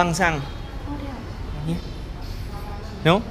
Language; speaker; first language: English; non-native, learner; Thai